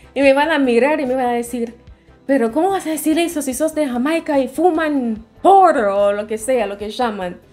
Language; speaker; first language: Spanish; non-native, fluent; English